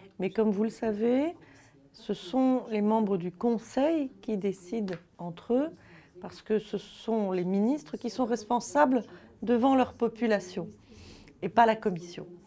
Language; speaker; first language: French; native; French